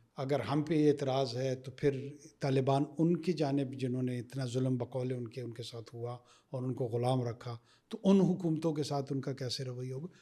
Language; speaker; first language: Urdu; non-native, local second language; Pashto